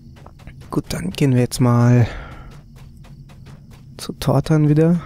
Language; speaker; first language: German; native; German